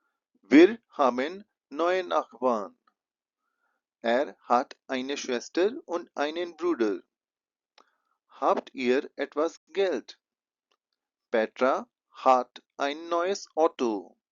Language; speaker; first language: German; non-native, fluent; Hindi